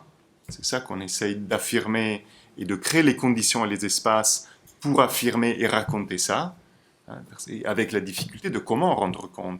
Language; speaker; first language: French; native; French